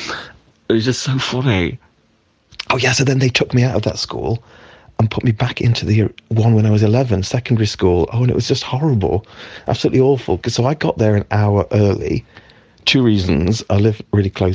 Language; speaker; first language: English; native; English